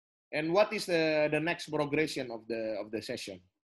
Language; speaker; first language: English; non-native, fluent; Indonesian